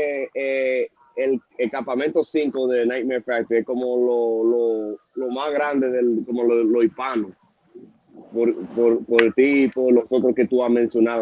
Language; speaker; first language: Spanish; early bilingual, heritage; Spanish